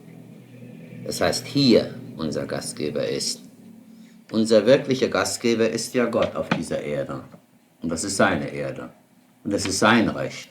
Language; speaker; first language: German; native; German